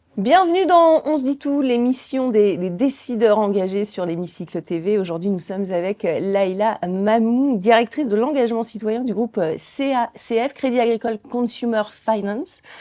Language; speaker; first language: French; native; French